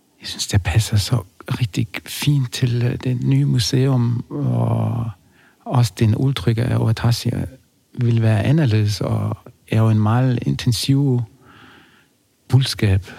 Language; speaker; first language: Danish; non-native, fluent; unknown